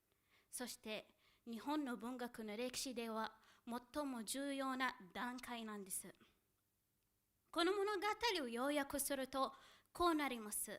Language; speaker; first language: Japanese; non-native, fluent; Arabic